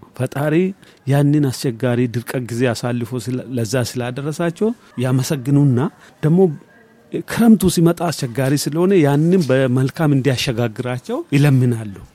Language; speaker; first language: Amharic; non-native, local second language; Oromo